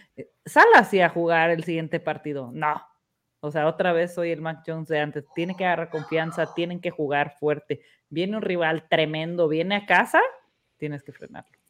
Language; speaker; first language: Spanish; early bilingual, heritage; Spanish